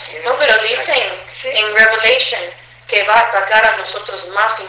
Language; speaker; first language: Spanish; early bilingual, heritage; English